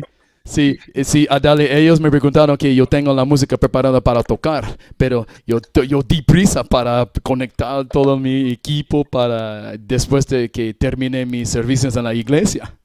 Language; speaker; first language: Spanish; non-native, learner; English